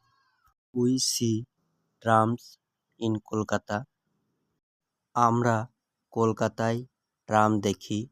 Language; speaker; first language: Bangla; native; Bangla